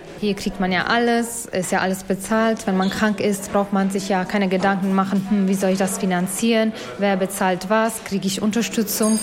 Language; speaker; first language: German; non-native, fluent; Albanian